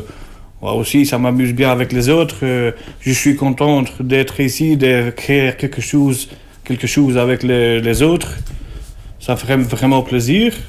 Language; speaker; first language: French; non-native, learner; Albanian